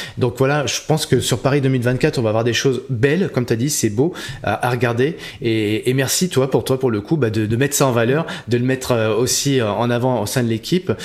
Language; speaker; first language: French; native; French